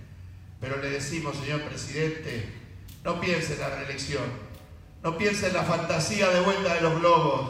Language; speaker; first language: Spanish; native; Spanish